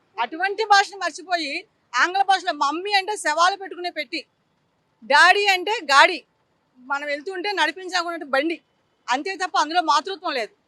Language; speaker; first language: Telugu; native; Telugu